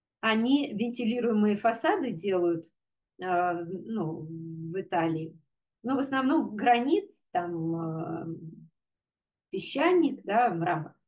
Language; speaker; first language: Russian; native; Russian